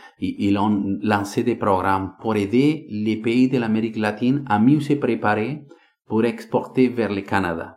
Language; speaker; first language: French; non-native, fluent; Spanish